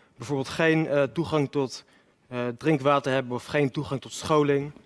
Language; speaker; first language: Dutch; native; Dutch